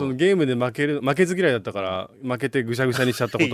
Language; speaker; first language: Japanese; native; Japanese